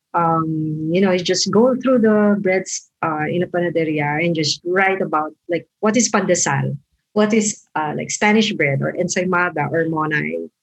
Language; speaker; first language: English; non-native, local second language; Filipino